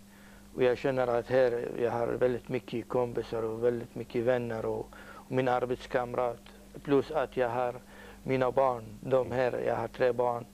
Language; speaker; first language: Swedish; non-native, learner; Arabic